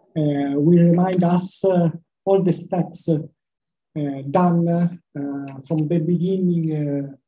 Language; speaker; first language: English; non-native, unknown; Italian